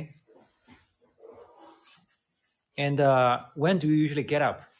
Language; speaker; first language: English; non-native, fluent; Chinese